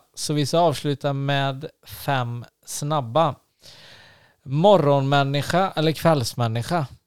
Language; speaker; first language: Swedish; native; Swedish